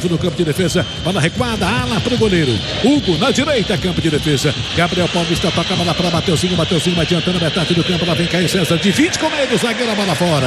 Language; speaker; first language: Portuguese; native; Portuguese